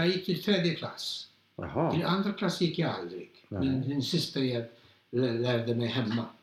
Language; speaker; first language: Swedish; non-native, fluent; Polish